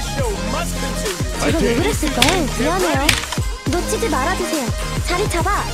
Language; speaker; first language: Korean; native; Korean